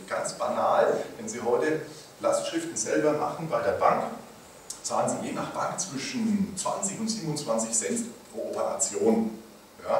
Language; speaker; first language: German; native; German